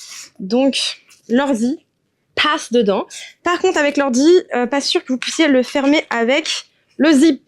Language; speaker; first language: French; native; French